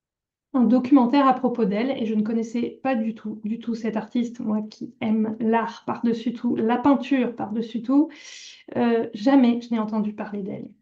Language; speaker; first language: French; native; French